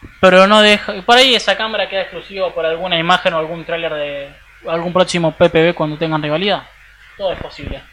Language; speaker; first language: Spanish; native; Spanish